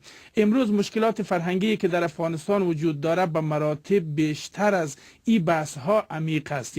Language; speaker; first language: Persian; native; Persian